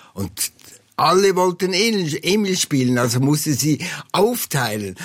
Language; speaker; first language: German; native; German